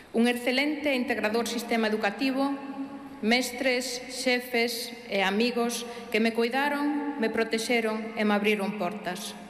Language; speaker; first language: Galician; early bilingual, heritage; Galician